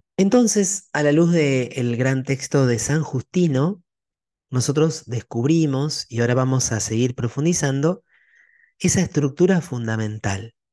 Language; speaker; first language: Spanish; native; Spanish